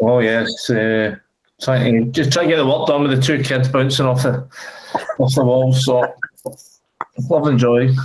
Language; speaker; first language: English; native; English